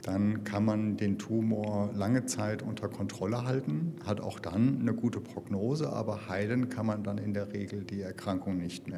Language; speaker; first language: German; native; German